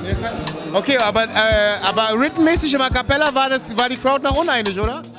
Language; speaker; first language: German; native; German